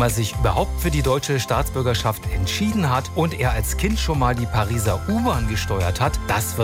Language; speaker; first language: German; native; German